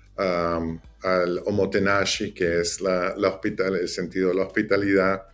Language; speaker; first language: Spanish; native; Spanish